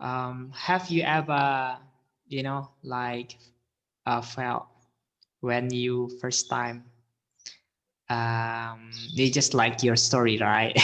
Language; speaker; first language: English; non-native, learner; Indonesian